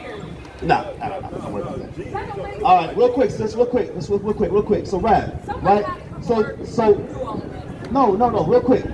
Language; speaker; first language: English; native; English